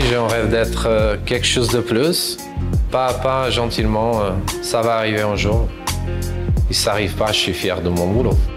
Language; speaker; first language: French; non-native, fluent; Portuguese